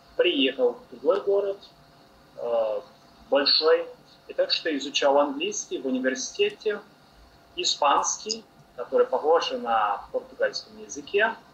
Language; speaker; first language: Russian; non-native, learner; Portuguese